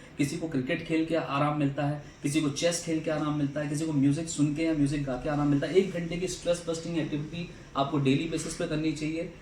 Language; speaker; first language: Hindi; native; Hindi